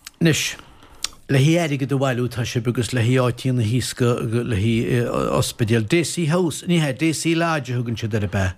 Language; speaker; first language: Irish; native; Irish